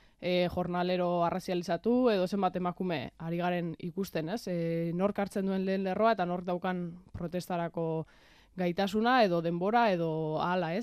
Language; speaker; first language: Basque; native; Basque